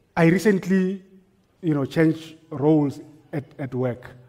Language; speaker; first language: English; non-native, local second language; Northern Sotho